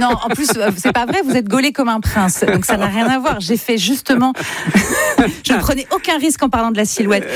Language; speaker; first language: French; native; French